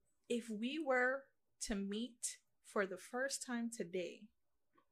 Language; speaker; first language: English; non-native, local second language; Yoruba